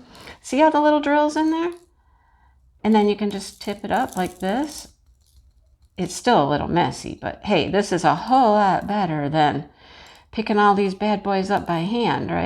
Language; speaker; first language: English; native; English